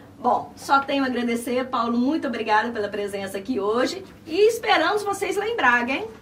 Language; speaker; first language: Portuguese; native; Portuguese